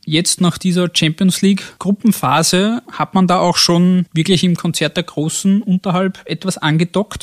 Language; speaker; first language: German; native; German